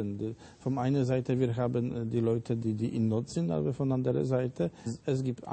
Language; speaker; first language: German; non-native, fluent; Polish